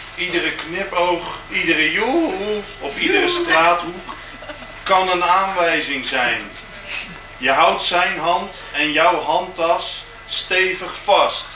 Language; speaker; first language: Dutch; native; Dutch